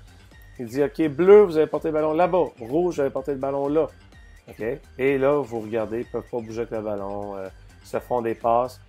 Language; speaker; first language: French; native; French